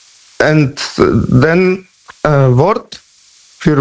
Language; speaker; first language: German; non-native, learner; Polish